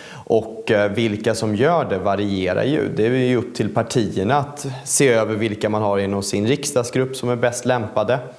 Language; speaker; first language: Swedish; native; Swedish